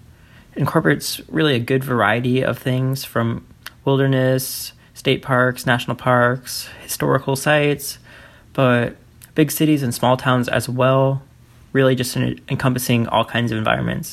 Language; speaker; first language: English; native; English